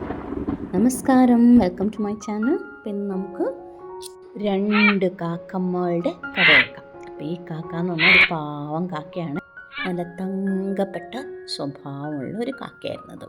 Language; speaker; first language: Malayalam; native; Malayalam